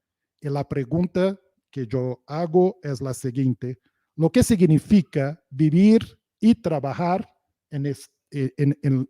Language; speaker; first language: Spanish; non-native, fluent; Portuguese